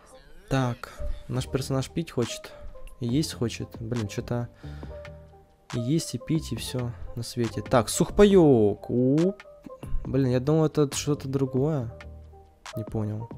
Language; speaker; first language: Russian; native; Russian